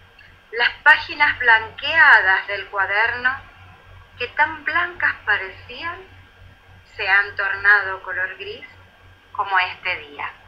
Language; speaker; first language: Spanish; native; Spanish